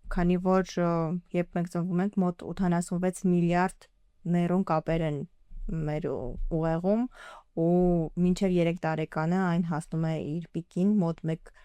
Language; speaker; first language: Armenian; early bilingual, heritage; Armenian